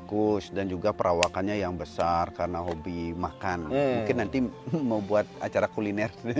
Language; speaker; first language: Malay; non-native, local second language; Balinese